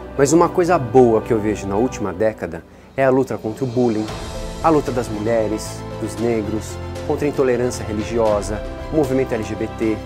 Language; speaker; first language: Portuguese; native; Portuguese